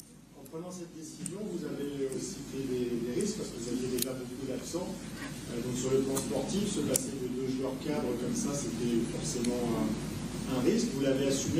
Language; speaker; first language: French; native; French